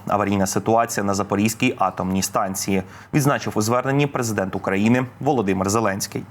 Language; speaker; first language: Ukrainian; native; Ukrainian